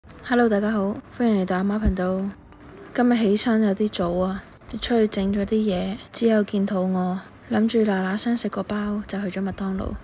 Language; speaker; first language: Cantonese; native; Cantonese